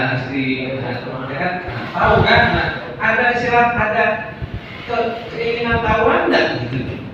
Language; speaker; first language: Indonesian; native; Indonesian